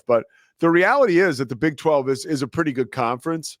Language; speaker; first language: English; native; English